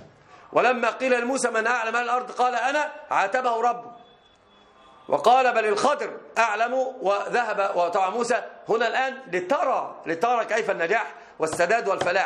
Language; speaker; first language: Arabic; native; Arabic